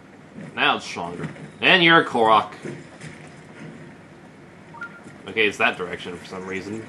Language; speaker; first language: English; native; English